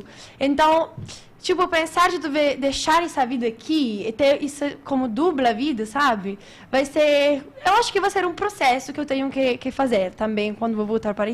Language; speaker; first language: Portuguese; non-native, fluent; Italian